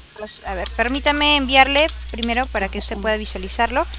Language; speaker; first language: Spanish; native; Spanish